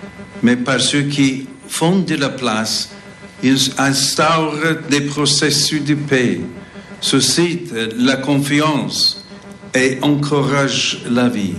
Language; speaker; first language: French; non-native, fluent; English